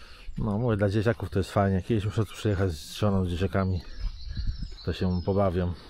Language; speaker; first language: Polish; native; Polish